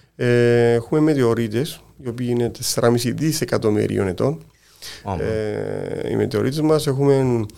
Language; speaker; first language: Greek; native; Greek